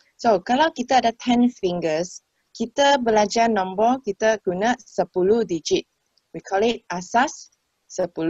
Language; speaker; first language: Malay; non-native, local second language; Chinese